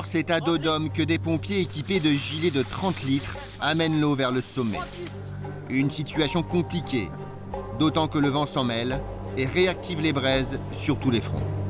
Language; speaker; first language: French; native; French